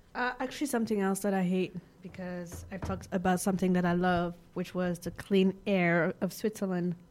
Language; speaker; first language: English; non-native, fluent; French